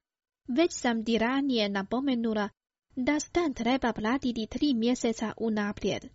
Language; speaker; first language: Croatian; non-native, fluent; Chinese